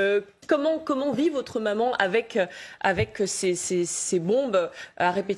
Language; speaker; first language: French; native; French